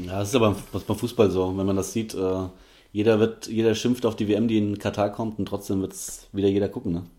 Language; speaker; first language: German; native; German